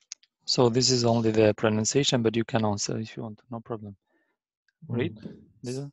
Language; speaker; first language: English; non-native, learner; Arabic